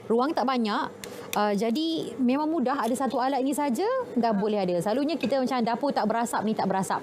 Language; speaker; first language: Malay; native; Malay